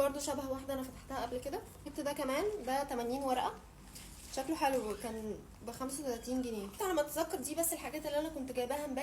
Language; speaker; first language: Arabic; native; Arabic